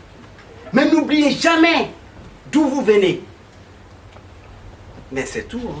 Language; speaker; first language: French; non-native, local second language; Bambara